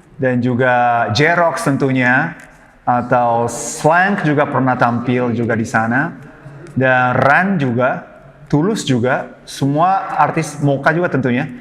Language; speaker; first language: Indonesian; non-native, fluent; Japanese